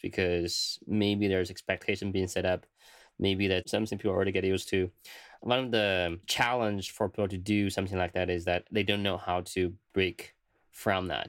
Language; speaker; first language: English; non-native, fluent; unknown